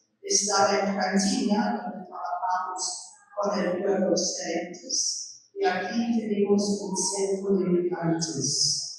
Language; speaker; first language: Spanish; non-native, fluent; German